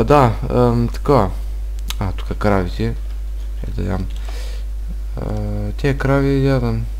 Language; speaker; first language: Bulgarian; native; Bulgarian